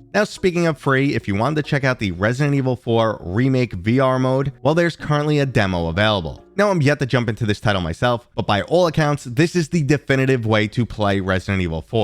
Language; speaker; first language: English; native; English